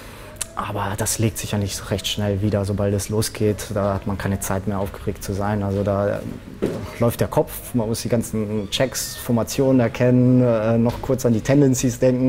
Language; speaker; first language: German; native; German